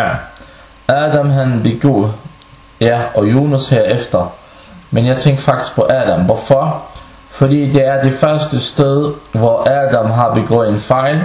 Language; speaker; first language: Danish; non-native, local second language; Arabic